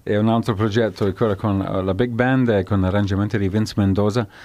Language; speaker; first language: Italian; native; Italian